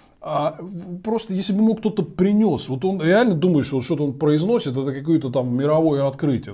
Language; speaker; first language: Russian; native; Russian